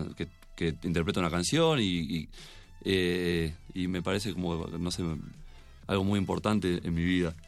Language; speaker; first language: Spanish; native; Spanish